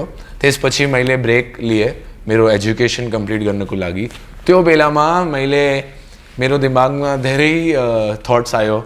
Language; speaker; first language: Nepali; non-native, learner; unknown